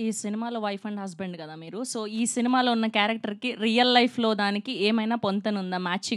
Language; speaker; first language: Telugu; native; Telugu